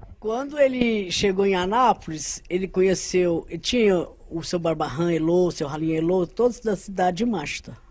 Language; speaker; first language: Portuguese; early bilingual, other home language; Arabic